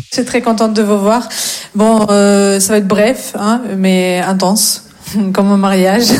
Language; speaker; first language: French; non-native, fluent; Russian